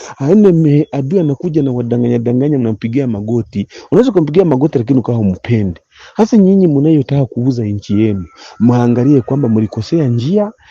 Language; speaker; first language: Swahili; non-native, local second language; Kinyarwanda